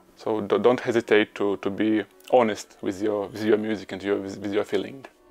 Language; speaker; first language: English; non-native, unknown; Ukrainian